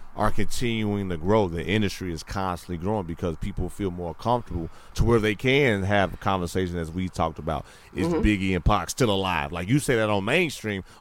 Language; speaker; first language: English; native; English